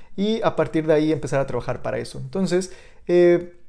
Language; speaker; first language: Spanish; native; Spanish